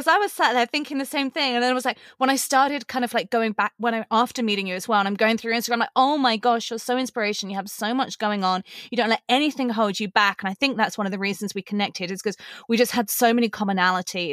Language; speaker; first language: English; native; English